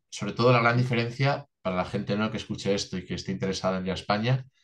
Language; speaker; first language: Spanish; native; Spanish